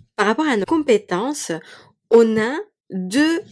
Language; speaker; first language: French; non-native, fluent; Spanish